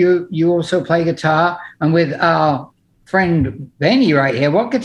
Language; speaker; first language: English; native; English